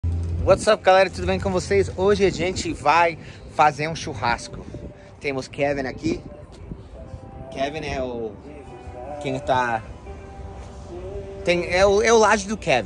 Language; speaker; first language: Portuguese; non-native, learner; English